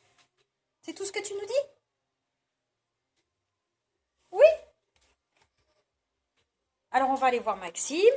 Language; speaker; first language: French; native; French